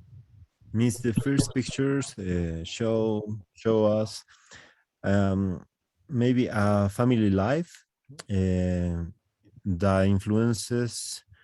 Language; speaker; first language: English; non-native, learner; Spanish